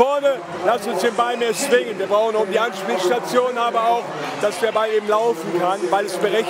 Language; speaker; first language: German; native; German